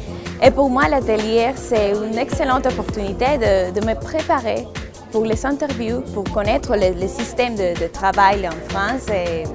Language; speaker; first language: French; non-native, fluent; Spanish